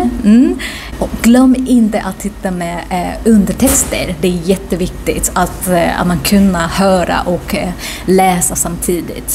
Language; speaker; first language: Swedish; non-native, fluent; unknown